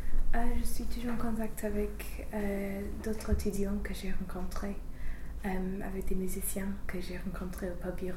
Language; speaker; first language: French; non-native, learner; English